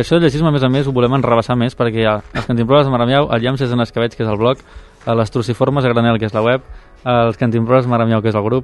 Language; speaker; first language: Catalan; native; Catalan